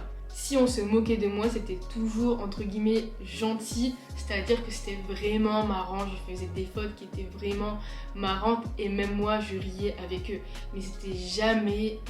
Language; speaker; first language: French; native; French